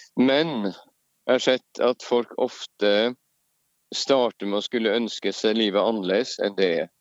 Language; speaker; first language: Norwegian; native; Norwegian